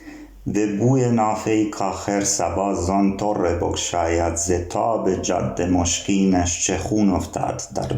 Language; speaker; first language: Persian; non-native, learner; Serbian